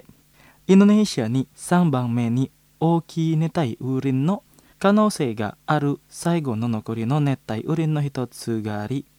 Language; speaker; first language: Japanese; non-native, fluent; Indonesian